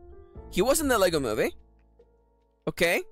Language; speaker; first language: English; native; English